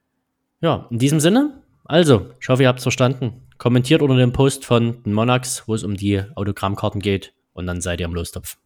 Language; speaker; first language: German; native; German